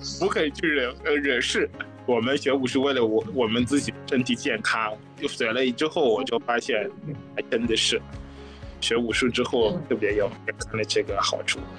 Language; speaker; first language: Chinese; non-native, fluent; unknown